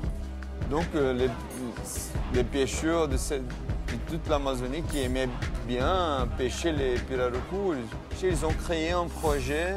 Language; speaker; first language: French; non-native, fluent; Portuguese